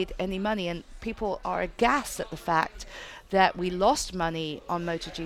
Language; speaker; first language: English; native; English